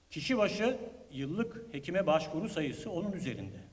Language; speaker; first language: Turkish; native; Turkish